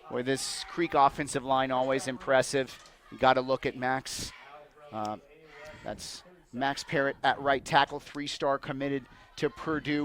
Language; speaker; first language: English; native; English